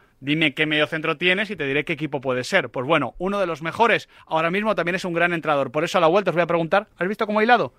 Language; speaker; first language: Spanish; native; Spanish